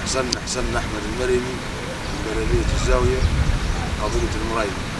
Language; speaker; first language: Arabic; native; Arabic